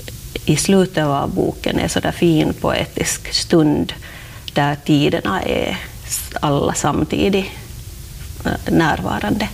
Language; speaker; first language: Swedish; non-native, local second language; Finnish